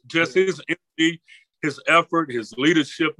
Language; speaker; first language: English; native; English